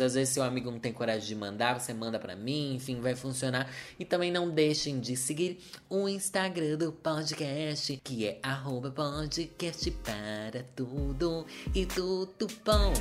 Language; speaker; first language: Portuguese; native; Portuguese